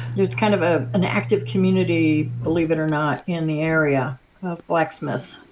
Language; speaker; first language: English; native; English